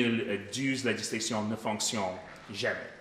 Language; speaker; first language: French; non-native, local second language; English